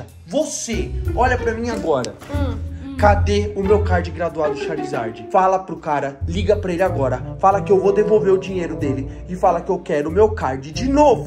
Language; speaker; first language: Portuguese; native; Portuguese